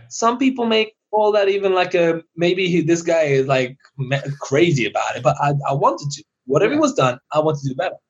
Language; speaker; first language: English; early bilingual, other home language; Persian